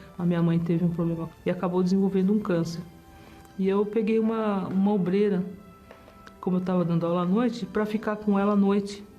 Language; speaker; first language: Portuguese; early bilingual, other home language; German